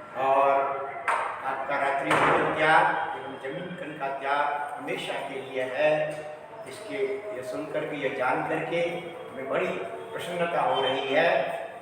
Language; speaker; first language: Hindi; non-native, local second language; Gujarati